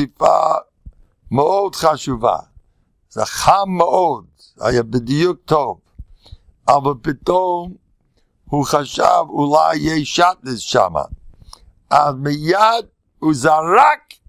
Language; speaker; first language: Hebrew; non-native, fluent; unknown